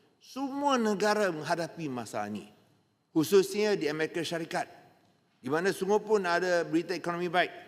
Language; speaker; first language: Malay; non-native, local second language; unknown